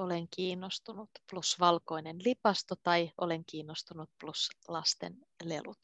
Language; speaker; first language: Finnish; native; Finnish